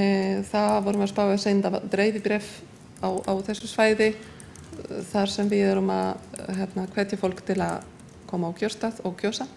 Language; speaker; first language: Icelandic; non-native, fluent; Polish